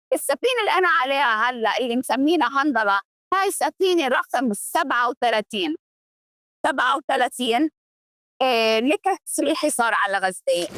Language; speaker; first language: Arabic; early bilingual, heritage; Arabic